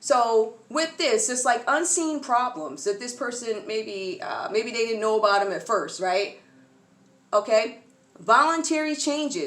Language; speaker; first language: English; native; English